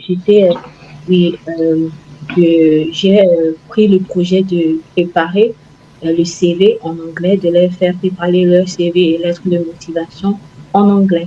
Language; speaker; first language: French; non-native, fluent; Igbo